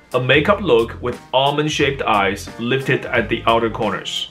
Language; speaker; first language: English; non-native, fluent; Chinese